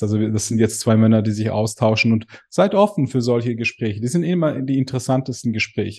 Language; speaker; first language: German; native; German